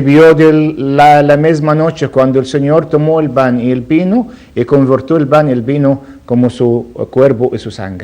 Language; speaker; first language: Spanish; non-native, learner; Arabic